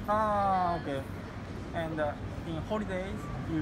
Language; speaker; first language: English; non-native, learner; Japanese